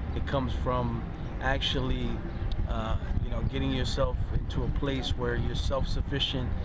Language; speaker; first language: English; native; English